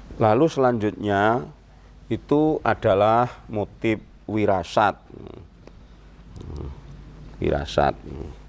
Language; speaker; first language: Indonesian; non-native, local second language; Javanese